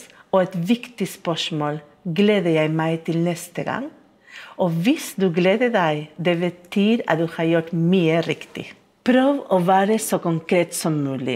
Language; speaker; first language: Norwegian; non-native, fluent; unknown